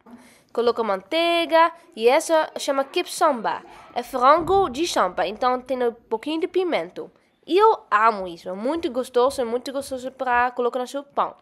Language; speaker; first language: Portuguese; non-native, learner; Dutch